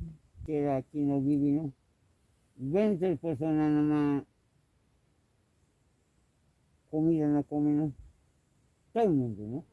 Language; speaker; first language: Spanish; non-native, local second language; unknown